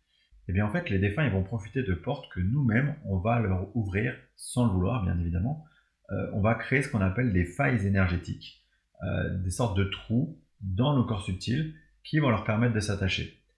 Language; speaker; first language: French; native; French